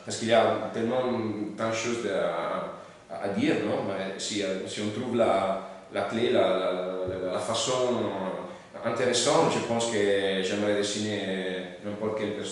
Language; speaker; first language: French; non-native, learner; Italian